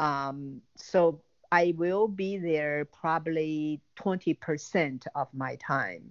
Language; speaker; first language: English; non-native, learner; Chinese